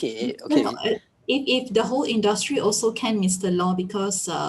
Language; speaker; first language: English; non-native, local second language; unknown